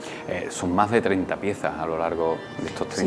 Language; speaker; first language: Spanish; native; Spanish